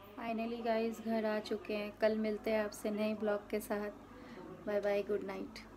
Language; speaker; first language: Hindi; non-native, local second language; Bangla